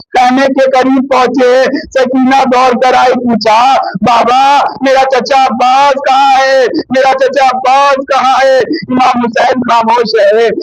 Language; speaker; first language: Urdu; native; Urdu